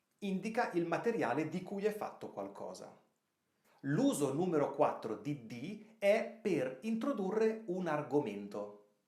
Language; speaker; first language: Italian; native; Italian